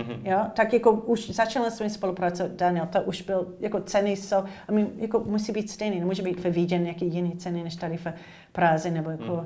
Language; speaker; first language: Czech; non-native, learner; English